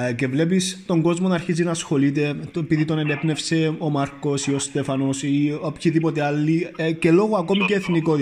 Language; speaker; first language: Greek; native; Greek